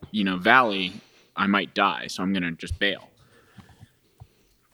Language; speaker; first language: English; native; English